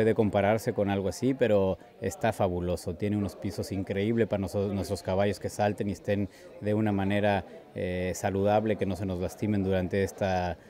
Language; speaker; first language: Spanish; native; Spanish